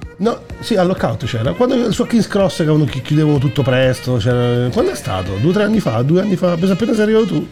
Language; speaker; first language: Italian; native; Italian